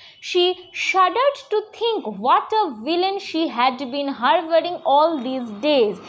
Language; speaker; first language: English; non-native, local second language; Bangla